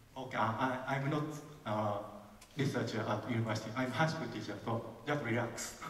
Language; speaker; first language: English; non-native, fluent; Japanese